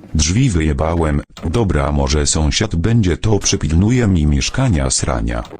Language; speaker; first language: Polish; native; Polish